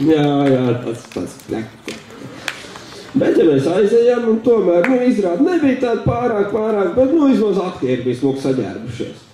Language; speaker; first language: Latvian; native; Latvian